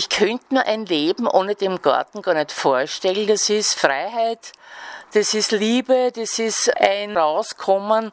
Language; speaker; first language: German; native; German